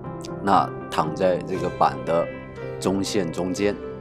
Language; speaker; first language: Chinese; native; Chinese